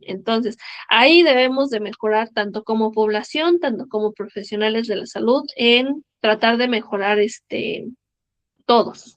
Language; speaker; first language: Spanish; native; Spanish